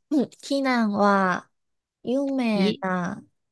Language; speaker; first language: Japanese; non-native, learner; Chinese